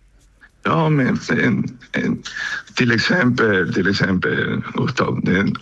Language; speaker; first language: Swedish; non-native, learner; Spanish